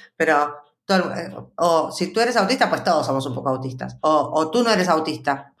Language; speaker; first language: Spanish; native; Spanish